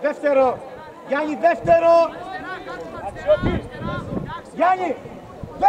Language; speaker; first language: Greek; native; Greek